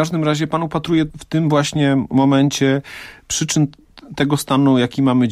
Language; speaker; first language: Polish; native; Polish